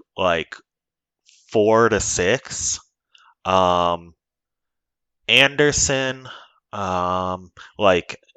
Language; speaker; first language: English; native; English